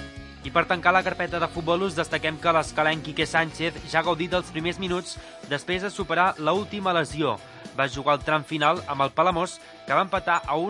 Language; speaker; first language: Catalan; native; Catalan